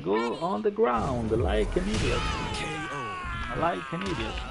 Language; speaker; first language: English; non-native, learner; Italian